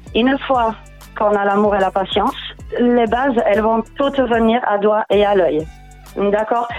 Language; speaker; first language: French; non-native, fluent; Portuguese